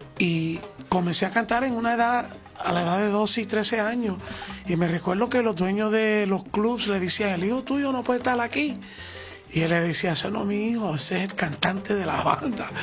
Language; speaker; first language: Spanish; early bilingual, heritage; Spanish